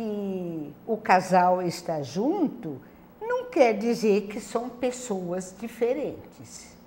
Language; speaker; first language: Portuguese; non-native, local second language; German